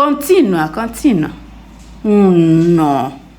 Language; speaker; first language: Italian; non-native, fluent; English